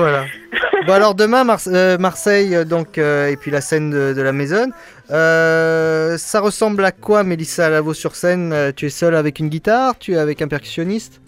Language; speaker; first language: French; native; French